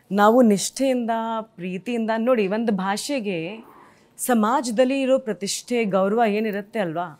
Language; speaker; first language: Kannada; non-native, fluent; Hindi